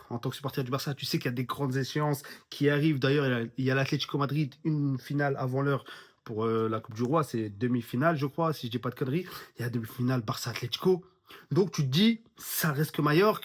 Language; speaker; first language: French; native; French